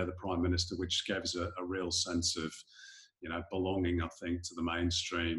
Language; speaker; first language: English; native; English